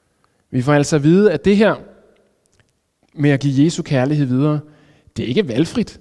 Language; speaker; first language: Danish; native; Danish